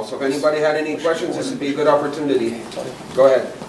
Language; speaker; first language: English; native; English